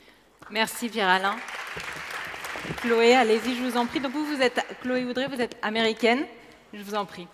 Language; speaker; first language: French; native; French